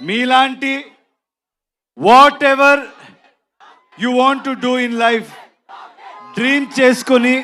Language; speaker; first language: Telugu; non-native, learner; Kannada